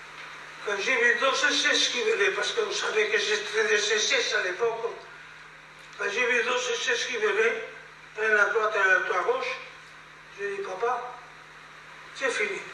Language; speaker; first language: French; non-native, fluent; Spanish